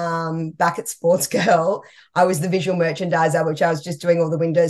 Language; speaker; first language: English; native; English